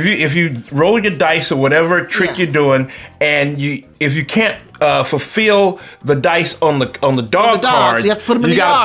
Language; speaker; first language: English; native; English